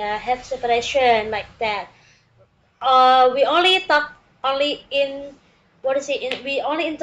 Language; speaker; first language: English; non-native, learner; Indonesian